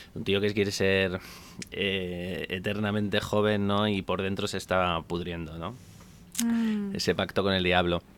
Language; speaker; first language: Spanish; native; Spanish